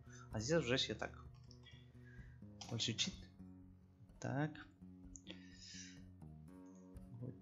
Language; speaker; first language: Russian; non-native, learner; Spanish